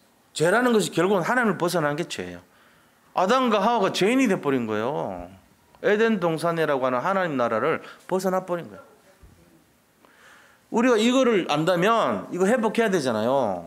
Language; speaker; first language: Korean; native; Korean